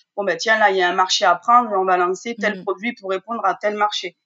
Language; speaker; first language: French; native; French